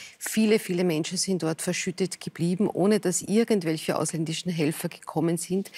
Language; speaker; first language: German; native; German